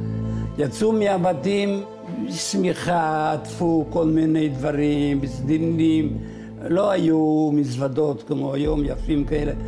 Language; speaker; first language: Hebrew; non-native, fluent; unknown